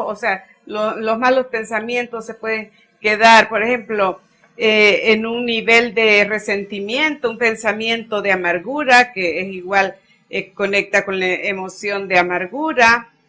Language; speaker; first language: Spanish; native; Spanish